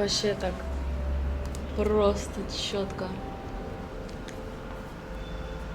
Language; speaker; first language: Russian; native; Russian